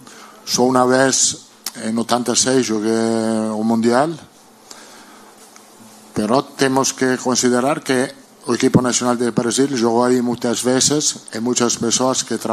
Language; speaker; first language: Portuguese; non-native, learner; Italian